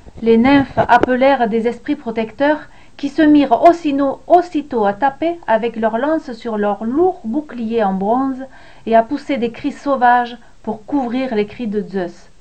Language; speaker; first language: French; native; French